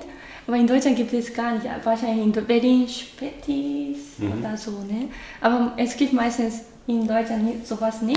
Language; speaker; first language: German; non-native, learner; Japanese